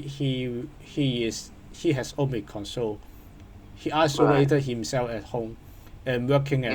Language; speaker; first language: English; non-native, learner; Cantonese